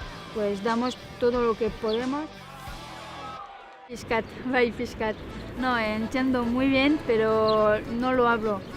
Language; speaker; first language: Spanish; non-native, fluent; French